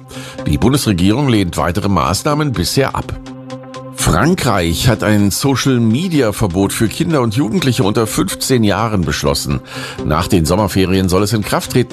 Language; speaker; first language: German; native; German